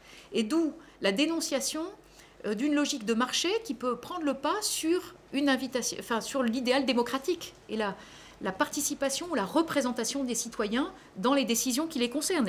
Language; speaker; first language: French; native; French